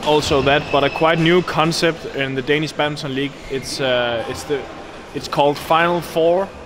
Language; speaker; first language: English; non-native, fluent; Danish